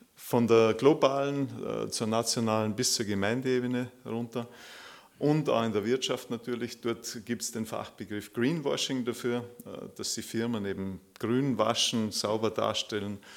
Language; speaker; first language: German; native; German